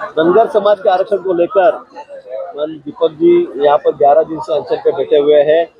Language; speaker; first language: Hindi; non-native, local second language; Marathi